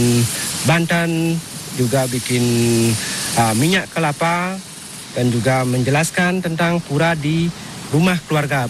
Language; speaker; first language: Indonesian; non-native, local second language; Balinese